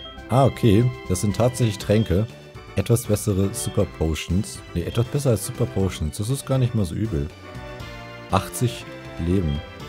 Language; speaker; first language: German; native; German